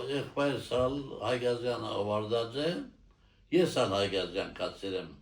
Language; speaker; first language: Armenian; native; Armenian